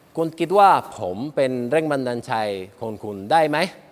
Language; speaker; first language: Thai; non-native, learner; Spanish